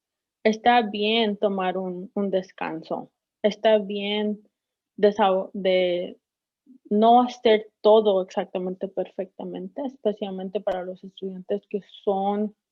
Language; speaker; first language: Spanish; early bilingual, heritage; Spanish